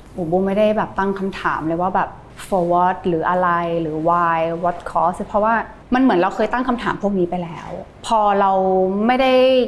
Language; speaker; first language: Thai; early bilingual, heritage; Thai